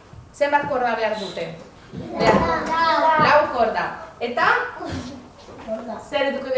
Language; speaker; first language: Basque; non-native, local second language; Spanish